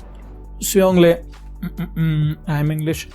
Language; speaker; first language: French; non-native, learner; Hindi